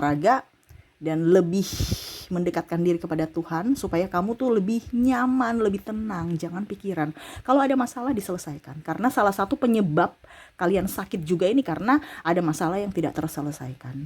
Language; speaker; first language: Indonesian; native; Indonesian